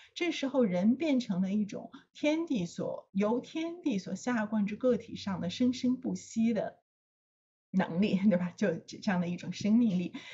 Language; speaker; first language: Chinese; native; Chinese